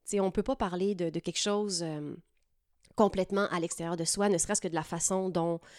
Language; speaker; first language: French; native; French